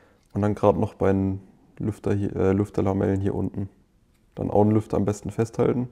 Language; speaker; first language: German; native; German